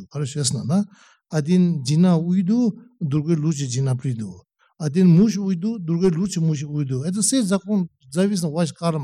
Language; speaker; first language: Russian; non-native, learner; Tibetan